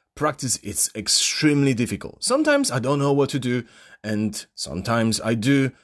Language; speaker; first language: English; non-native, fluent; Polish